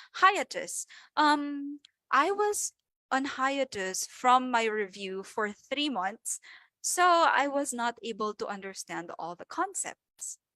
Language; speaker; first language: English; non-native, local second language; Filipino